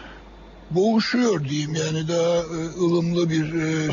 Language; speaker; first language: Turkish; native; Turkish